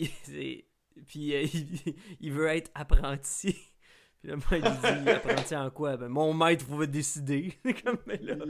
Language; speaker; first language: French; native; French